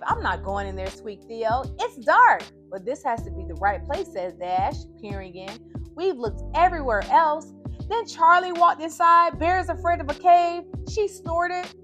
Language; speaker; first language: English; native; English